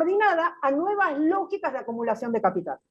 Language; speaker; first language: Spanish; native; Spanish